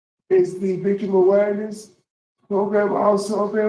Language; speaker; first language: English; native; English